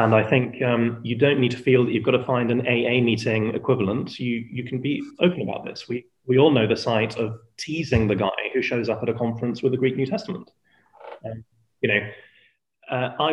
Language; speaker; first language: English; non-native, fluent; Spanish